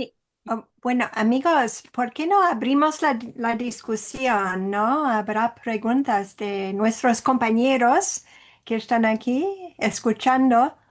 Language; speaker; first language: Spanish; non-native, fluent; English